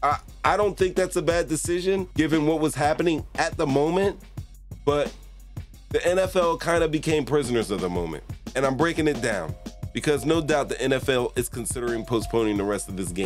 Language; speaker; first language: English; native; English